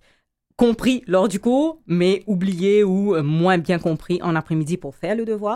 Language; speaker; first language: French; native; French